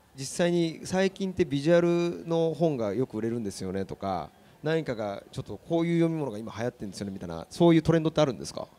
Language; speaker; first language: Japanese; native; Japanese